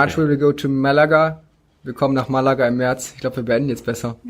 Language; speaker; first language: German; native; German